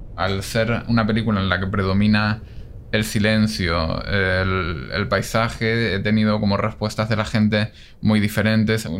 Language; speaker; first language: Spanish; non-native, fluent; Hebrew